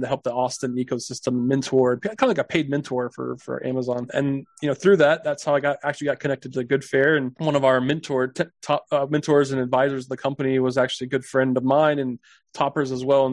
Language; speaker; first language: English; native; English